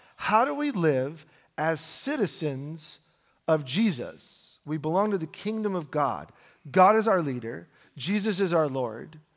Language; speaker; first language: English; native; English